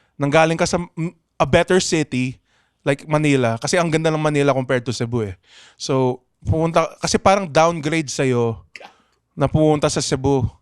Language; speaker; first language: Filipino; native; Filipino